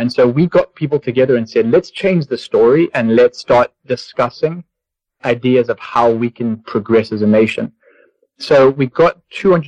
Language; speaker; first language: English; native; English